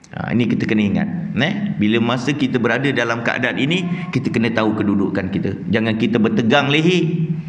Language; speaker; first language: Malay; native; Malay